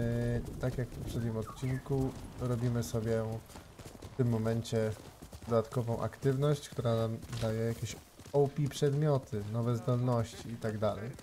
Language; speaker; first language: Polish; native; Polish